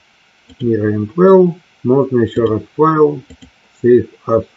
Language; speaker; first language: Russian; native; Russian